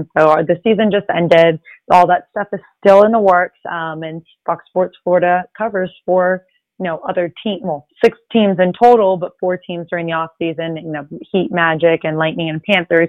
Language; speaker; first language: English; early bilingual, other home language; Spanish